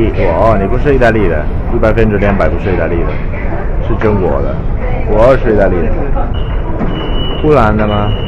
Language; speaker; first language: Chinese; non-native, learner; Italian